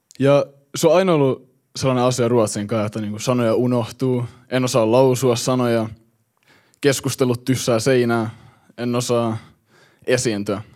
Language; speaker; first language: Finnish; early bilingual, heritage; Finnish